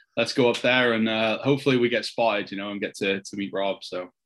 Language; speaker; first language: English; native; English